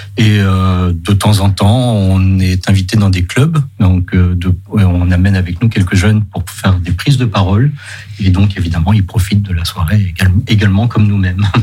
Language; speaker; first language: French; native; French